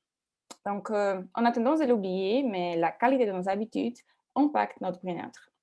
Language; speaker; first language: French; non-native, fluent; Spanish